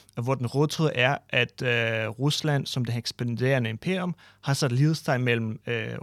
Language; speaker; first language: Danish; non-native, fluent; Ukrainian